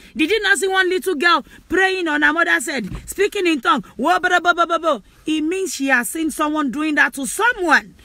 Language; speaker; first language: English; non-native, local second language; Yoruba